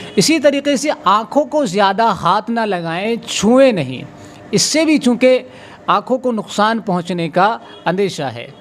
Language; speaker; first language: Urdu; native; Urdu